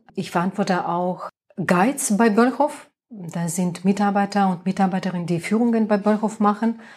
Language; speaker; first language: German; non-native, fluent; Russian